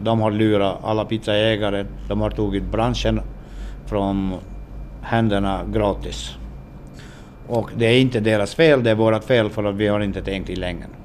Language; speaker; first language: Swedish; non-native, fluent; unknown